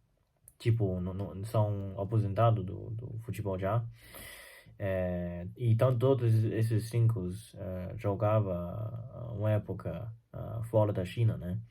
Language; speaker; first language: Portuguese; non-native, fluent; Chinese